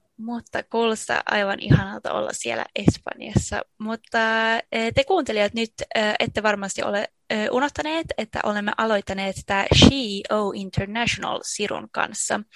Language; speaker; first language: Finnish; native; Finnish